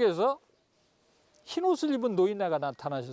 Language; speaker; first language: Korean; native; Korean